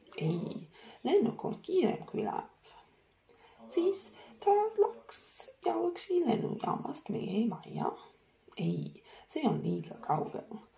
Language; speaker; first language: Estonian; non-native, learner; English